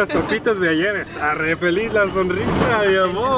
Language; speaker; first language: Spanish; native; Spanish